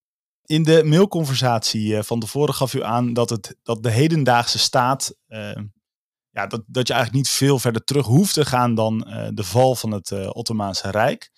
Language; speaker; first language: Dutch; native; Dutch